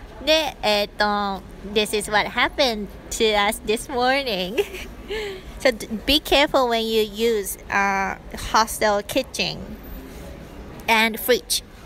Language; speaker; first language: English; non-native, fluent; Japanese